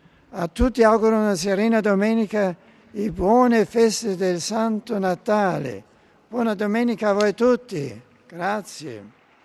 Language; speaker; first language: Italian; non-native, fluent; German